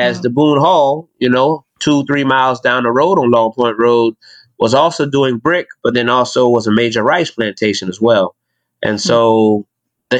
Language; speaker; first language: English; native; English